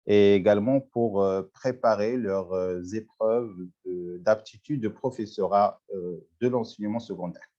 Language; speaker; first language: French; non-native, local second language; Arabic